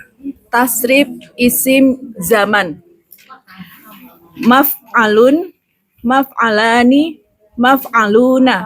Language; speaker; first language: Arabic; non-native, learner; Indonesian